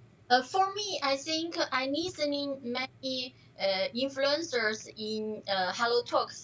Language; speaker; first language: English; non-native, learner; Chinese